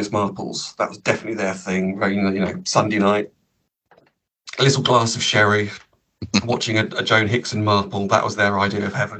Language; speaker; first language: English; native; English